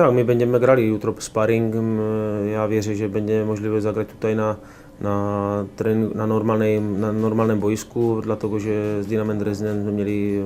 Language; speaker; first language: Polish; non-native, learner; Czech